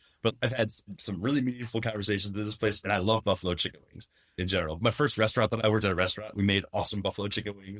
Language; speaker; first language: English; native; English